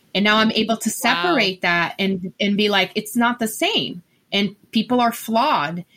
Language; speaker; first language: English; non-native, fluent; Portuguese